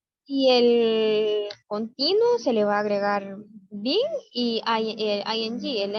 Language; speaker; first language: Spanish; native; Spanish